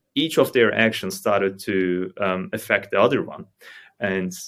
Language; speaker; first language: English; non-native, fluent; Turkish